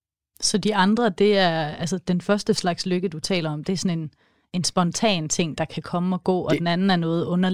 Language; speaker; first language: Danish; native; Danish